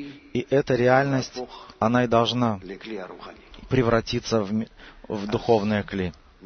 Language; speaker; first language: Russian; native; Russian